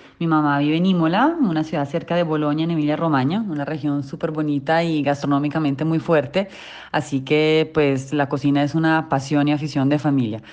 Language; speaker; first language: Spanish; non-native, fluent; Italian